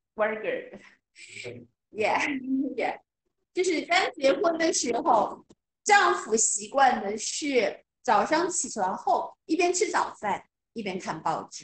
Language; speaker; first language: Chinese; non-native, fluent; English